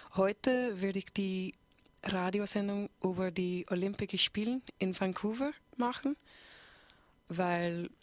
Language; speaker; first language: German; non-native, learner; English